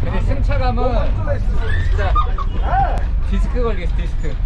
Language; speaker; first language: Korean; native; Korean